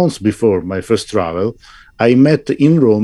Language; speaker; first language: English; non-native, fluent; Italian